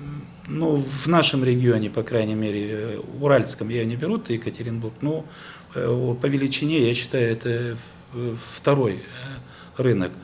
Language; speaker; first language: Russian; native; Russian